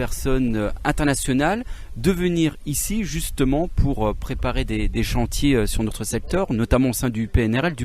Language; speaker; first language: French; native; French